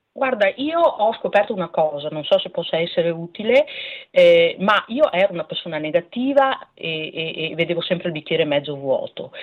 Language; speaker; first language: Italian; native; Italian